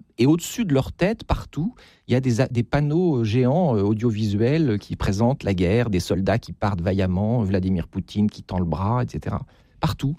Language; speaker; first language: French; native; French